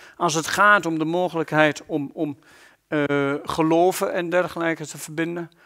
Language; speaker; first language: Dutch; native; Dutch